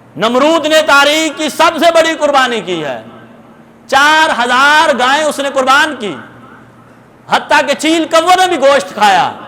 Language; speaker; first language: Urdu; non-native, local second language; Punjabi